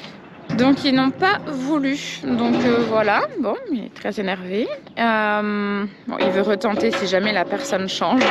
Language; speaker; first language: French; native; French